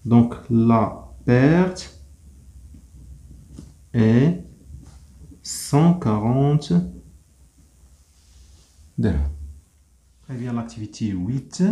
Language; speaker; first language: French; non-native, local second language; Arabic